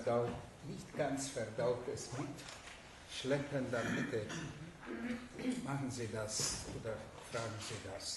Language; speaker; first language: German; non-native, fluent; Hungarian